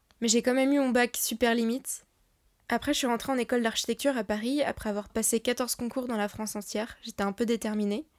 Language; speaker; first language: French; native; French